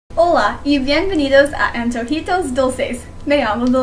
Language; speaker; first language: Spanish; non-native, learner; English